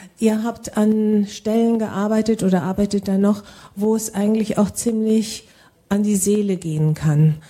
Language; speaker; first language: German; native; German